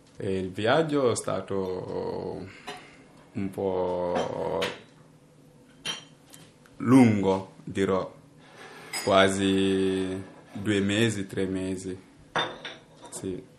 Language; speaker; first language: Italian; non-native, learner; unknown